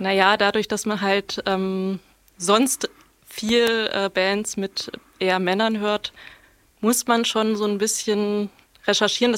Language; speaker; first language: German; native; German